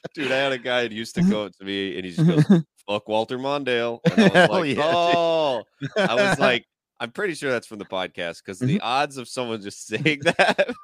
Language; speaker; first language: English; native; English